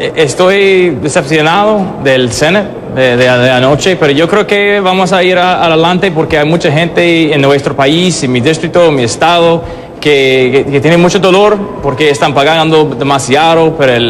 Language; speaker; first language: Spanish; non-native, fluent; English